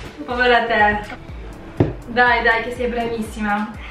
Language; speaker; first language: Italian; non-native, fluent; English